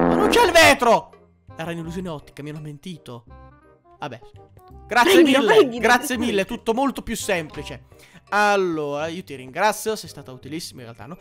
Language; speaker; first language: Italian; native; Italian